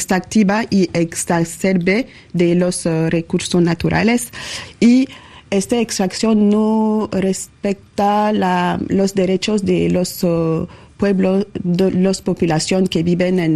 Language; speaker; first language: Spanish; non-native, learner; French